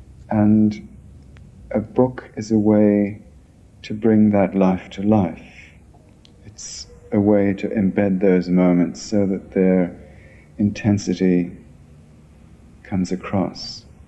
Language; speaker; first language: English; native; English